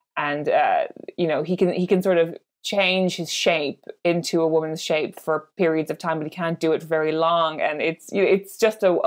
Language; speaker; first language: English; native; English